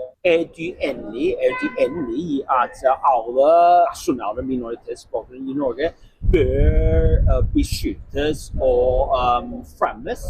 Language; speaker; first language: Norwegian; non-native, learner; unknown